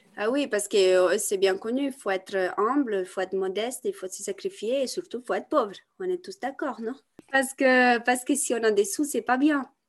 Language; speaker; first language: French; non-native, fluent; Italian